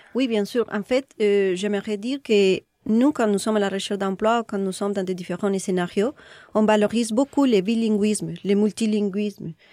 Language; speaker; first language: French; non-native, fluent; Spanish